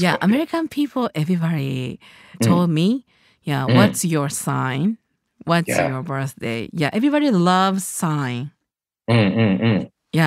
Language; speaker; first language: English; non-native, learner; Japanese